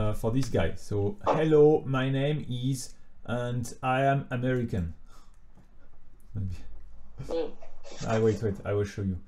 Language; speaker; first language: English; non-native, fluent; French